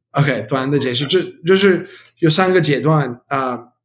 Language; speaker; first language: Chinese; non-native, learner; English